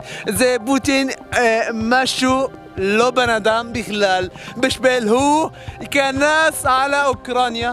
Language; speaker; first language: Hebrew; non-native, learner; Arabic